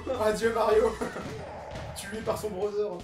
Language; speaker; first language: French; native; French